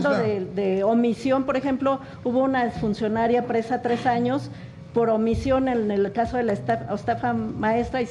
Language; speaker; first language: Spanish; native; Spanish